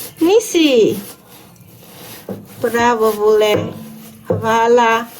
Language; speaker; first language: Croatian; non-native, learner; Chinese